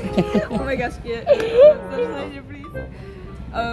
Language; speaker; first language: English; non-native, learner; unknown